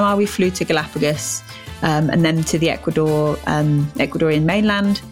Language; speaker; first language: English; native; English